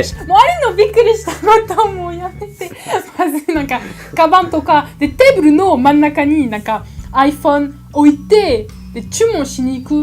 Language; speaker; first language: Japanese; non-native, learner; French